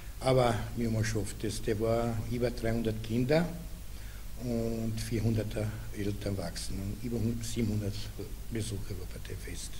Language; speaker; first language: German; non-native, learner; Serbian